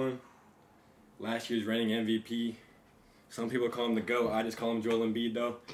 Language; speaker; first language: English; native; English